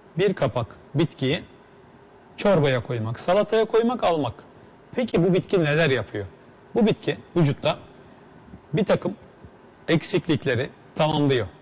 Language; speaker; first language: Turkish; native; Turkish